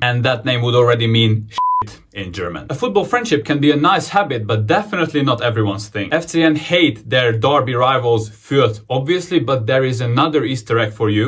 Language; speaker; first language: English; non-native, fluent; Hungarian